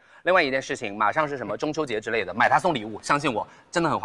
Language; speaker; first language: Chinese; native; Chinese